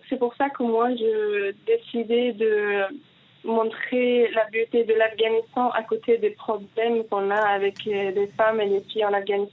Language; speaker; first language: French; non-native, fluent; Persian